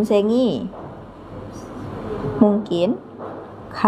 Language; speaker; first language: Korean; non-native, fluent; Indonesian